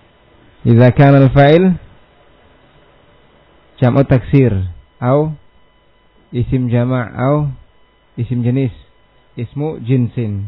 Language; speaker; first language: Arabic; non-native, fluent; Indonesian